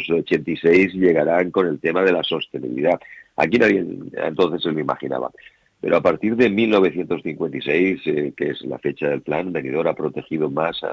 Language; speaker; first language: Spanish; native; Spanish